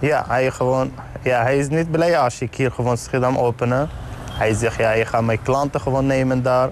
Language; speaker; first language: Dutch; non-native, learner; Arabic